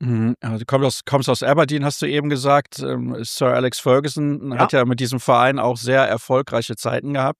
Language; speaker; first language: German; native; German